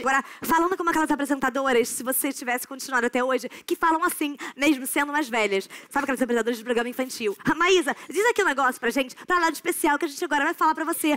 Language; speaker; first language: Portuguese; native; Portuguese